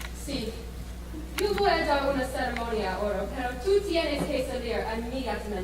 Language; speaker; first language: Spanish; non-native, learner; English